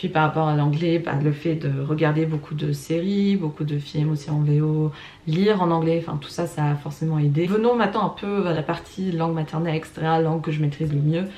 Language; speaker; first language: French; early bilingual, other home language; Russian